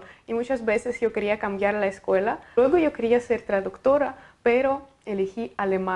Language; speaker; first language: Spanish; non-native, fluent; Russian